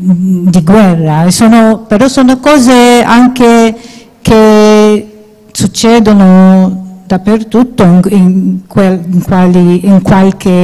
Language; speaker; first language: Italian; non-native, fluent; Maltese